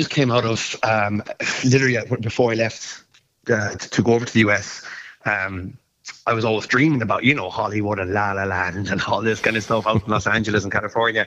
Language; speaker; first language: English; native; English